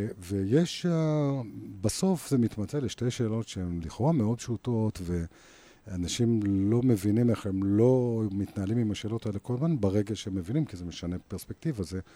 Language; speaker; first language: Hebrew; native; Hebrew